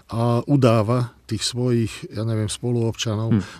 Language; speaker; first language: Slovak; non-native, local second language; Hungarian